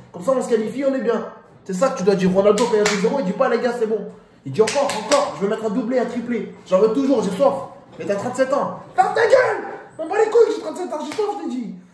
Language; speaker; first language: French; native; French